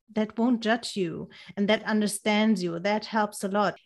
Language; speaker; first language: English; non-native, fluent; German